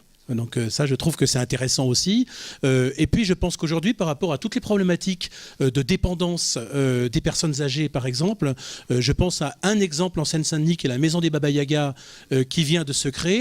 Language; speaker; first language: French; native; French